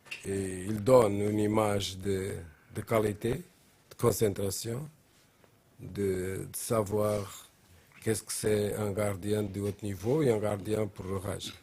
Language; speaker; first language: French; non-native, learner; Portuguese